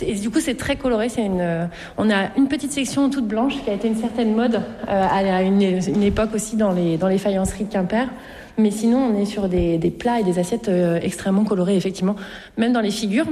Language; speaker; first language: French; native; French